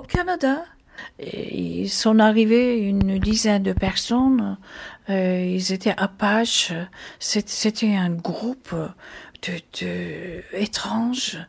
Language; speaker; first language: French; non-native, fluent; Turkish